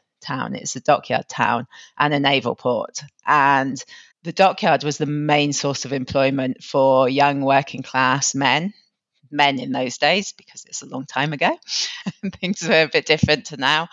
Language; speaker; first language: English; native; English